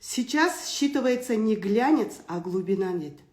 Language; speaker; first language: Russian; non-native, local second language; Kazakh